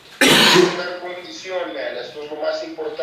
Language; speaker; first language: Spanish; early bilingual, heritage; Spanish